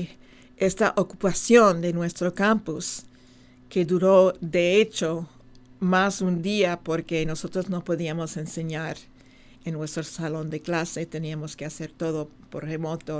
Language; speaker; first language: Spanish; non-native, fluent; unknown